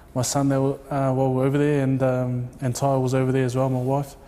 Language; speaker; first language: English; native; English